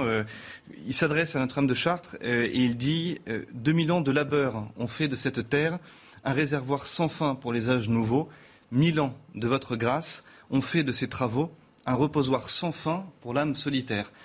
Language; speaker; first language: French; native; French